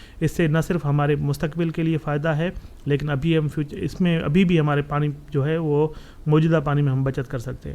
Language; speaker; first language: Urdu; non-native, local second language; Sindhi